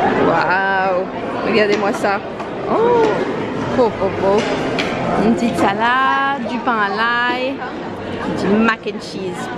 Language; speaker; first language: French; native; French